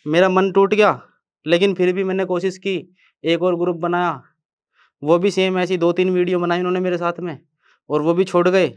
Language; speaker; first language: Hindi; native; Hindi